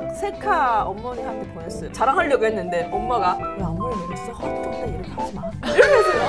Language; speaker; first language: Korean; non-native, fluent; Chinese